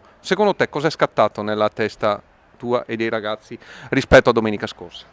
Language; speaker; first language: Italian; native; Italian